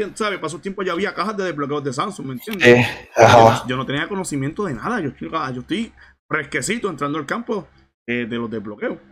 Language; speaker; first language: Spanish; native; Spanish